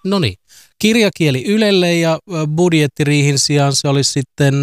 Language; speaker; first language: Finnish; native; Finnish